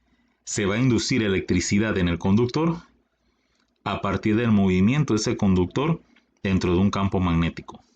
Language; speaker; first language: Spanish; native; Spanish